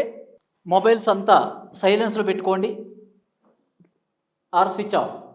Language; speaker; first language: Telugu; native; Telugu